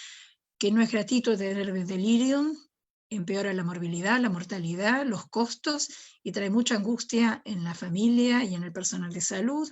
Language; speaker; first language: Spanish; native; Spanish